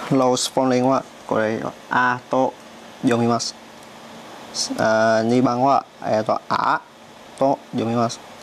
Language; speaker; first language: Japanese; non-native, learner; Vietnamese